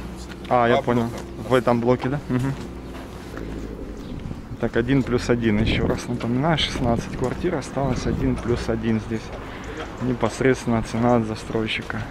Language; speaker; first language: Russian; native; Russian